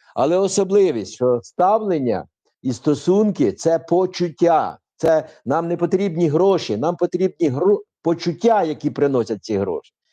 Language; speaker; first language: Ukrainian; non-native, local second language; Russian